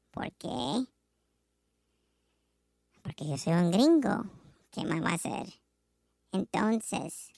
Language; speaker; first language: Spanish; non-native, learner; English